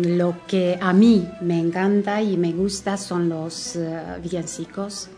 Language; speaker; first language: Spanish; non-native, fluent; Romanian